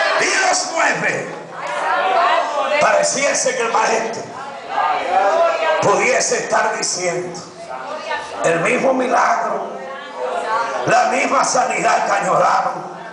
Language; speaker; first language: Spanish; native; Spanish